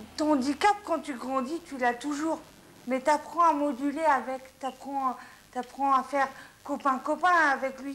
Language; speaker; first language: French; native; French